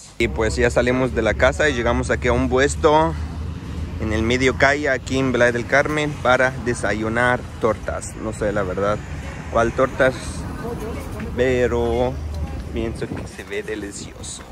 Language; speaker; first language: Spanish; non-native, fluent; Arabic